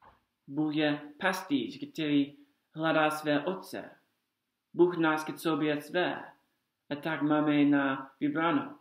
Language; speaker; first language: Czech; non-native, fluent; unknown